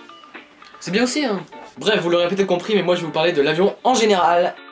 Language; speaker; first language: French; native; French